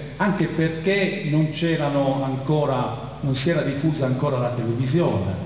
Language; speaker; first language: Italian; non-native, local second language; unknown